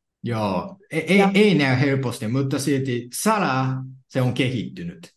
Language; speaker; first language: Finnish; non-native, fluent; Japanese